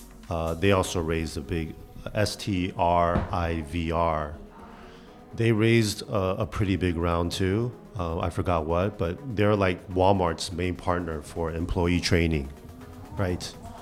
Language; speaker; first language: English; early bilingual, other home language; Chinese